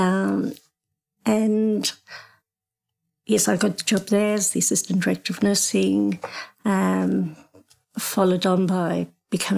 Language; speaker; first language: English; native; English